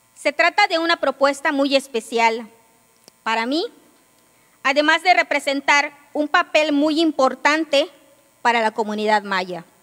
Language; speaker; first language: Spanish; non-native, local second language; Yucateco